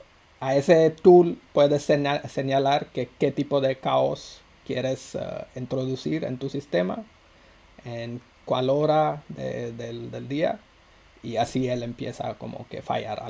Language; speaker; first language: Spanish; non-native, fluent; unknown